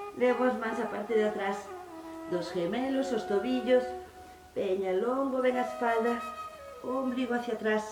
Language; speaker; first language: Galician; non-native, local second language; Spanish